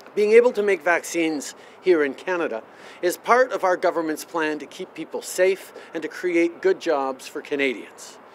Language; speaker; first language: English; native; English